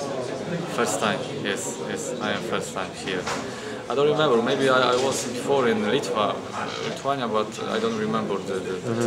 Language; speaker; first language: English; non-native, learner; Polish